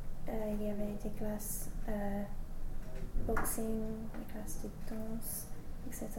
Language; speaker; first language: French; non-native, learner; English